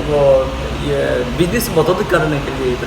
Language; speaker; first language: Hindi; non-native, learner; Korean